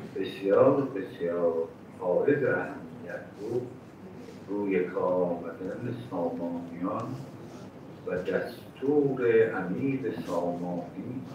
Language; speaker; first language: Persian; native; Persian